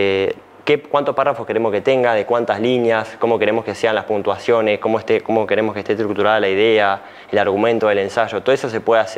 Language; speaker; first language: Spanish; native; Spanish